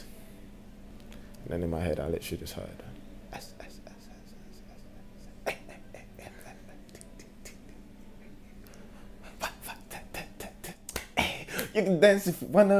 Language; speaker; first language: English; native; English